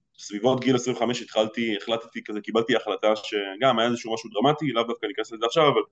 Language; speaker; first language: Hebrew; early bilingual, other home language; Russian